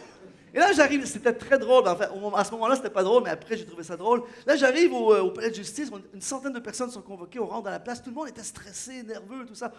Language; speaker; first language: French; native; French